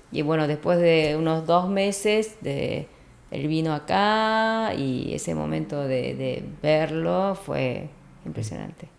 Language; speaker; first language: Spanish; early bilingual, other home language; Korean